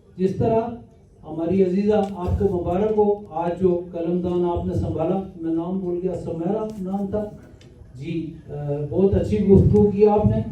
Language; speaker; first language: Urdu; non-native, local second language; Punjabi